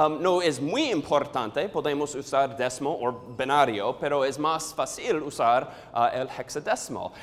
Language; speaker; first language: Spanish; non-native, learner; English